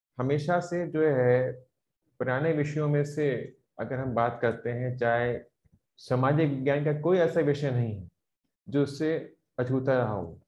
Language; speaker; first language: Hindi; native; Hindi